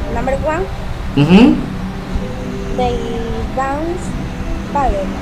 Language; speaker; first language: English; non-native, learner; Spanish